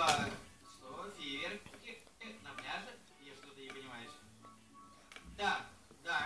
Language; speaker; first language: Russian; native; Russian